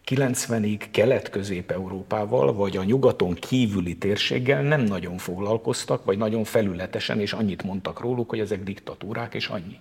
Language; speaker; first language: Hungarian; native; Hungarian